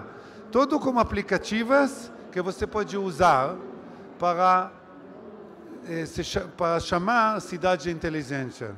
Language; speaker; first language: Portuguese; non-native, learner; Hebrew